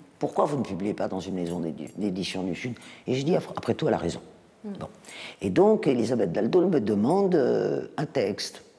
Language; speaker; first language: French; native; French